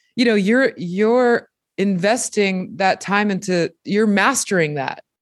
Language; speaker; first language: English; early bilingual, other home language; Spanish